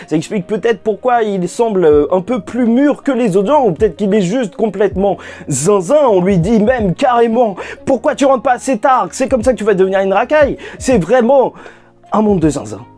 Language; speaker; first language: French; native; French